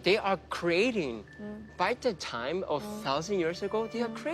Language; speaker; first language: English; non-native, fluent; Chinese